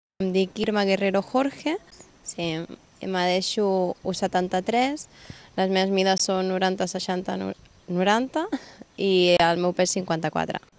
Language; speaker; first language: Catalan; native; Catalan